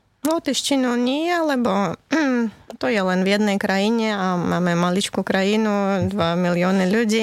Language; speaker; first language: Slovak; non-native, fluent; Latvian